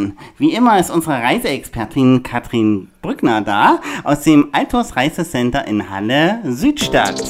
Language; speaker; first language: German; native; German